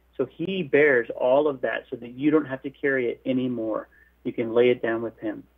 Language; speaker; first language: English; native; English